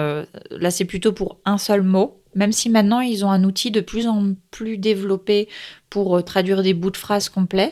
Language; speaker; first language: French; native; French